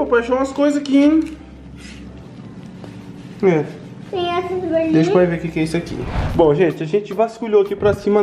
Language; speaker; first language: Portuguese; native; Portuguese